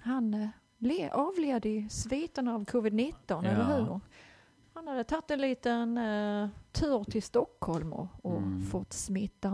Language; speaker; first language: Swedish; native; Swedish